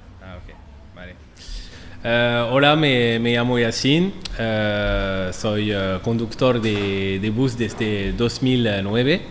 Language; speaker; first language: Spanish; non-native, learner; French